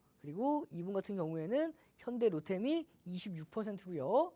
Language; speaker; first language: Korean; native; Korean